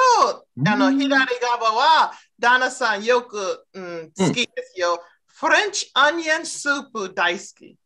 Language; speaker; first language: Japanese; non-native, learner; English